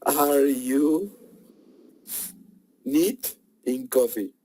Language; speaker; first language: English; non-native, learner; Spanish